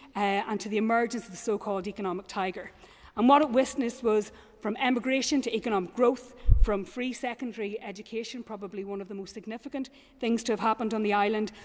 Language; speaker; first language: English; native; English